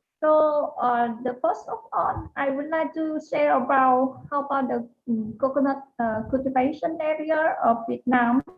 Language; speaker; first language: English; non-native, learner; Vietnamese